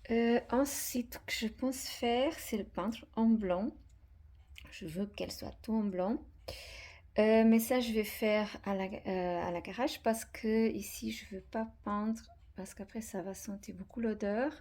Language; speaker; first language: French; non-native, fluent; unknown